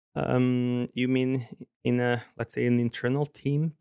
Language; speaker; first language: English; non-native, fluent; Portuguese